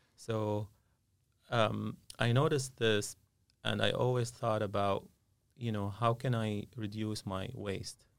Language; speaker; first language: English; non-native, fluent; Arabic